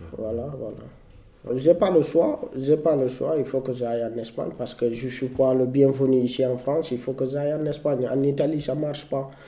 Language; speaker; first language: French; non-native, local second language; Fula